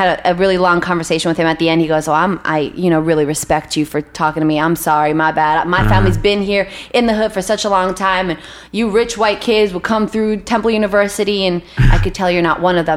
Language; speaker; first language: English; early bilingual, other home language; Hebrew